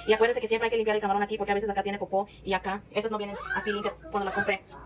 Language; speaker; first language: Spanish; early bilingual, heritage; Spanish